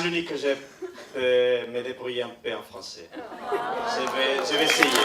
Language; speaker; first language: French; non-native, learner; Spanish